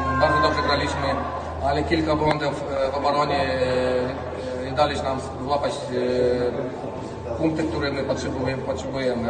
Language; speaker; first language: Polish; non-native, learner; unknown